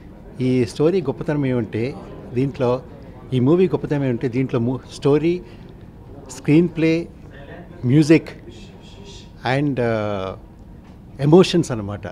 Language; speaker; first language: Telugu; native; Telugu